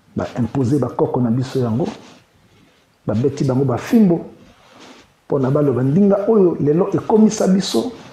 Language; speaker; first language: Lingala; native; Lingala